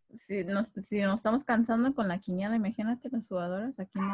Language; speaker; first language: Spanish; early bilingual, heritage; Spanish